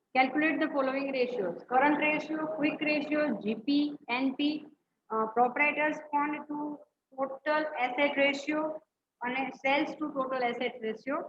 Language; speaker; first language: English; non-native, local second language; Gujarati